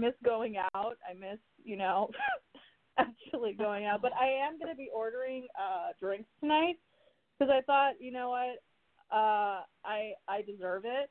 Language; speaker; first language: English; early bilingual, other home language; Spanish